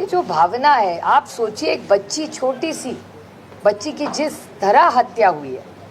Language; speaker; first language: Hindi; non-native, local second language; Marathi